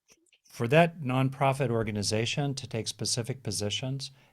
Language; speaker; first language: English; native; English